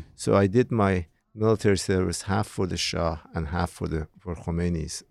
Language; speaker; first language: English; non-native, fluent; Persian